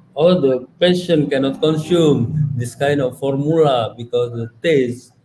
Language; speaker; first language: English; non-native, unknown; Indonesian